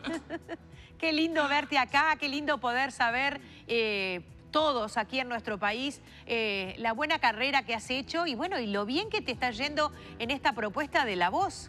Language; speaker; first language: Spanish; native; Spanish